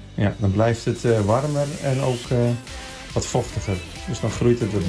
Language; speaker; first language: Dutch; native; Dutch